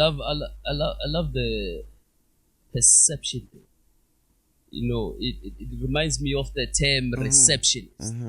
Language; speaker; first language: English; non-native, local second language; Zulu